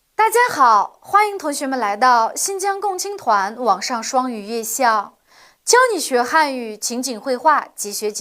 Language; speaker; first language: Chinese; non-native, local second language; Uyghur